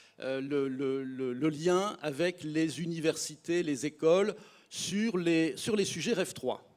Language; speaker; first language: French; native; French